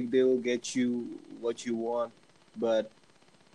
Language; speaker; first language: English; native; English